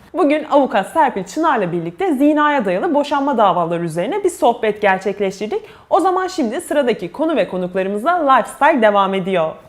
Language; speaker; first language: Turkish; native; Turkish